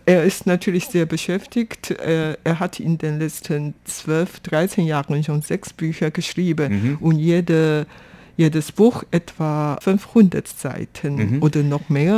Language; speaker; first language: German; non-native, fluent; Chinese